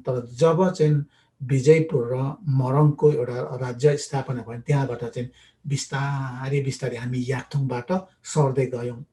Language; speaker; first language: Nepali; non-native, local second language; Limbu